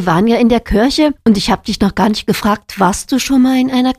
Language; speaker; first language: German; native; German